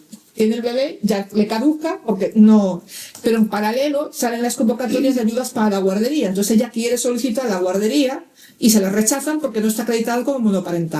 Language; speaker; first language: Spanish; native; Spanish